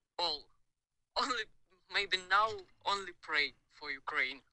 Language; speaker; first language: English; non-native, learner; Ukrainian